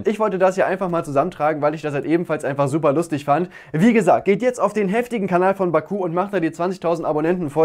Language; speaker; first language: German; native; German